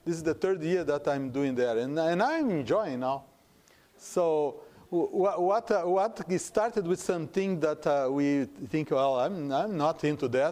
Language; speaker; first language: English; non-native, fluent; Portuguese